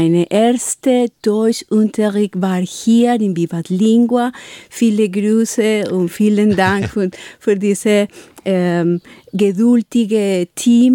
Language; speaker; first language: German; non-native, learner; Spanish